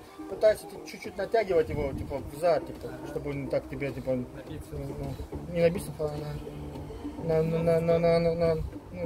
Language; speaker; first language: Russian; non-native, fluent; Lithuanian